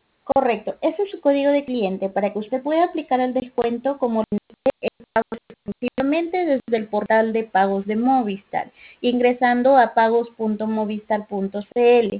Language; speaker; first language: Spanish; native; Spanish